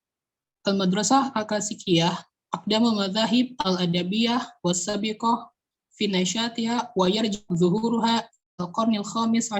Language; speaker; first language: Arabic; non-native, learner; Indonesian